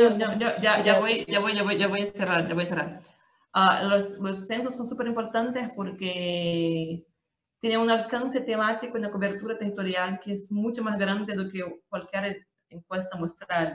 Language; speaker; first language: Spanish; non-native, fluent; Portuguese